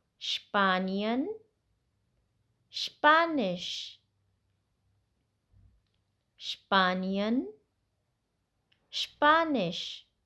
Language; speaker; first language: German; non-native, fluent; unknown